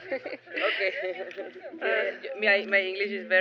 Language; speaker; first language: English; non-native, learner; Spanish